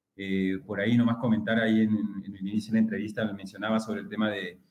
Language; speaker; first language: Spanish; native; Spanish